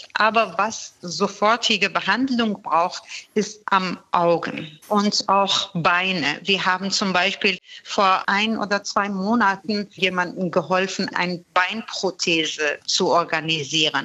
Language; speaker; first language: German; non-native, fluent; Persian